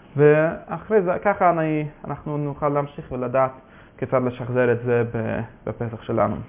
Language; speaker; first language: Hebrew; non-native, fluent; Yiddish